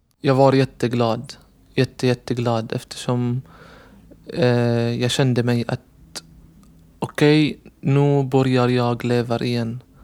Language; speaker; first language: Swedish; non-native, learner; Arabic